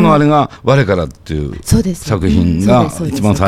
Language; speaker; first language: Japanese; native; Japanese